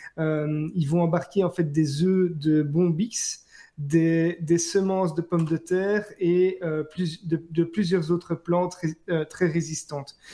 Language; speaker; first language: French; native; French